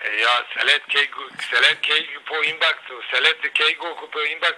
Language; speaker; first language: Danish; non-native, learner; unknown